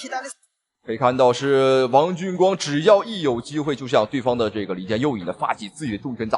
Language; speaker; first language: Chinese; native; Chinese